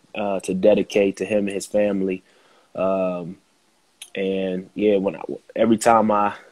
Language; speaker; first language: English; native; English